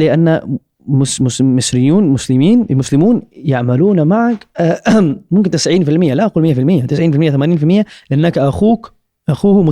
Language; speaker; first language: Arabic; non-native, fluent; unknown